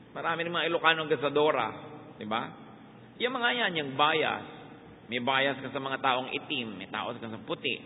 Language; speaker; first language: Filipino; native; Filipino